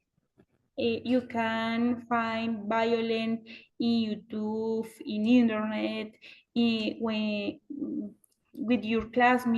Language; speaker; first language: English; non-native, learner; Spanish